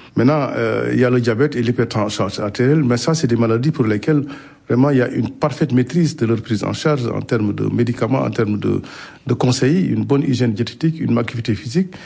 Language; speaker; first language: French; non-native, local second language; Wolof